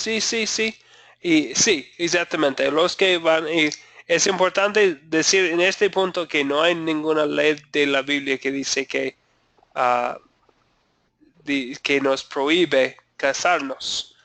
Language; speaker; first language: Spanish; non-native, fluent; English